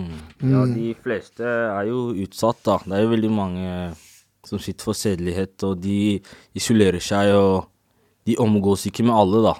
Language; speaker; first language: Norwegian; native; Norwegian